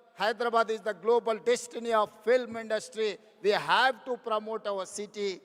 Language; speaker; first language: English; non-native, local second language; Telugu